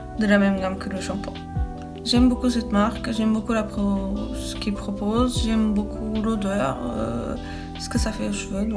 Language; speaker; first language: French; early bilingual, other home language; Portuguese